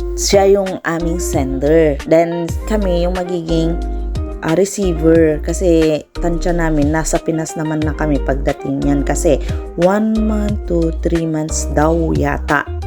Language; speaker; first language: Filipino; non-native, local second language; Iloko